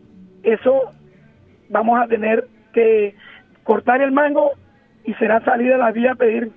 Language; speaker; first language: Spanish; native; Spanish